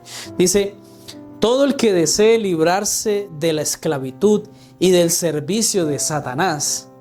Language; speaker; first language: Spanish; native; Spanish